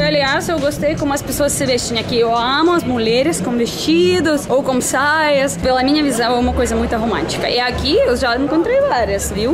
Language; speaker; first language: Portuguese; non-native, fluent; Russian